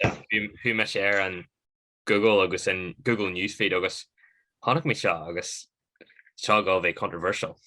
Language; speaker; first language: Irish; non-native, local second language; English